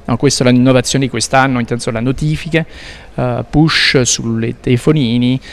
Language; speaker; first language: Italian; non-native, fluent; French